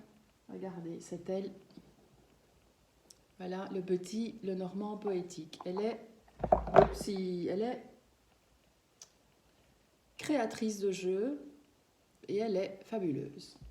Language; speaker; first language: French; native; French